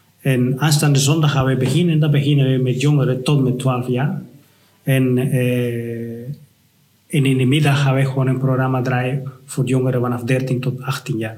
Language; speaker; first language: Dutch; non-native, fluent; Spanish